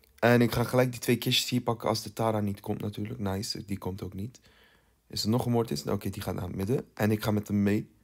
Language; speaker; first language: Dutch; early bilingual, other home language; Turkish